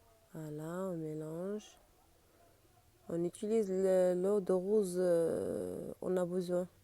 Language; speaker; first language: French; non-native, learner; Arabic